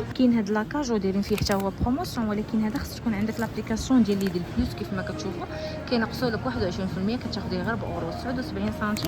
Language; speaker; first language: Arabic; native; Arabic